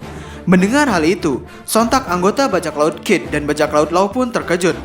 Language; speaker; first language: Indonesian; native; Indonesian